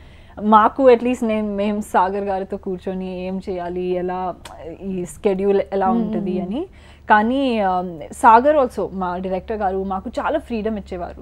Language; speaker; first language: Telugu; non-native, learner; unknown